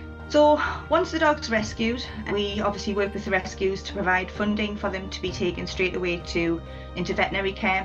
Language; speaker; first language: English; native; English